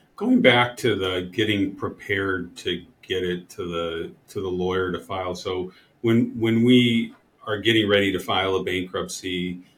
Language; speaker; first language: English; native; English